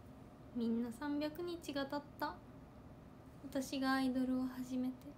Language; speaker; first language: Japanese; native; Japanese